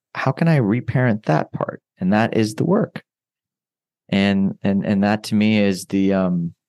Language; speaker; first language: English; native; English